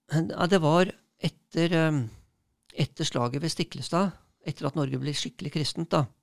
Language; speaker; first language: Norwegian; native; Norwegian